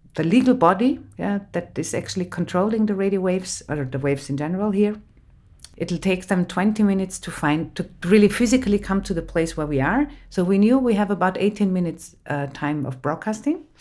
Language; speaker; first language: English; non-native, fluent; German